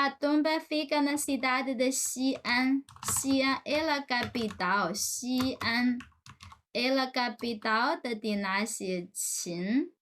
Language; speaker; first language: Portuguese; non-native, fluent; Chinese